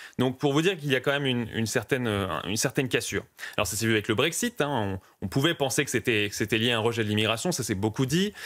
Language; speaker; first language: French; native; French